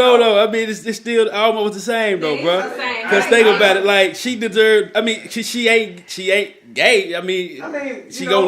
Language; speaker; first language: English; native; English